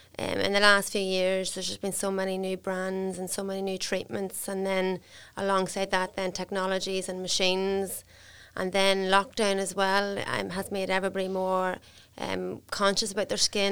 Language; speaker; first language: English; native; English